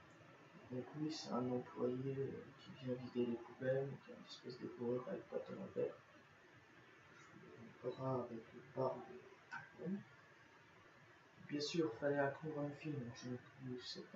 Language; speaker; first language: French; native; French